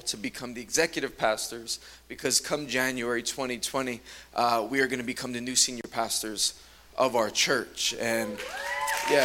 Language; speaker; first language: English; native; English